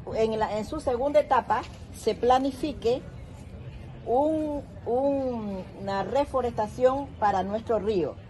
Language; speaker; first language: Spanish; native; Spanish